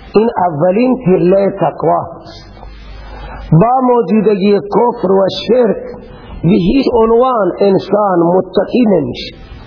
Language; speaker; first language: Persian; native; Persian